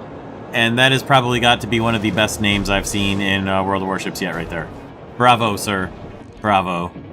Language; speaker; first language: English; native; English